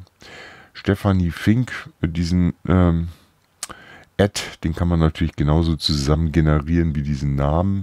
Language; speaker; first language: German; native; German